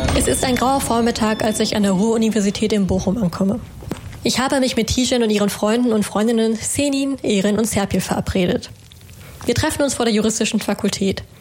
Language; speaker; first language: German; native; German